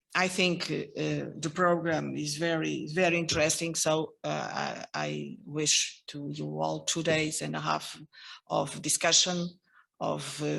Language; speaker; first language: English; non-native, fluent; Portuguese